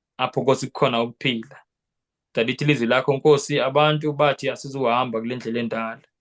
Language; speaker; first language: Zulu; non-native, local second language; Xhosa